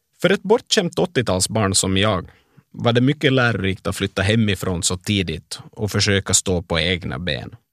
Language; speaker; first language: Swedish; native; Swedish